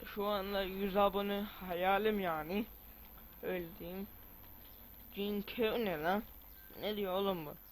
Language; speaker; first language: Turkish; non-native, fluent; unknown